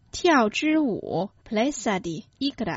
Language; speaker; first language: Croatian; non-native, fluent; Chinese